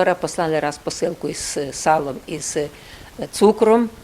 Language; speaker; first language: Ukrainian; non-native, local second language; Rusyn